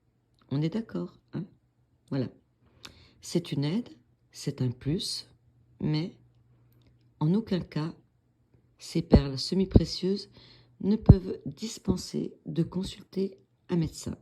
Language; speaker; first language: French; native; French